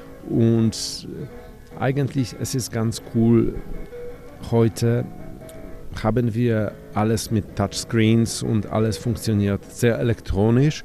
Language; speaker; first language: German; non-native, fluent; Polish